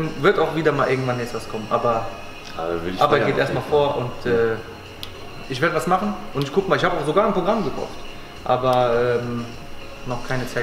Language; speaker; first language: German; native; German